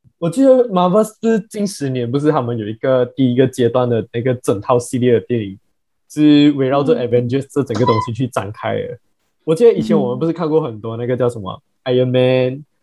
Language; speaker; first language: Chinese; native; Chinese